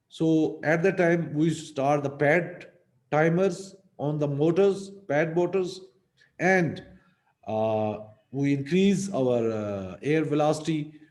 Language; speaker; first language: English; non-native, local second language; Urdu